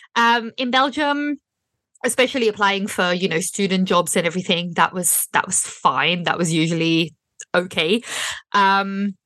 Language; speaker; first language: English; non-native, fluent; Dutch